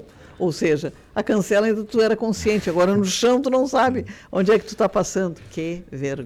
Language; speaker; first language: Portuguese; native; Portuguese